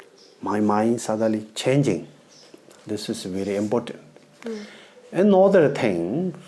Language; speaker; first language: English; non-native, learner; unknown